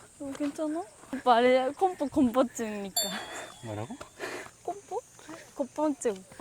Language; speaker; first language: Korean; non-native, learner; Japanese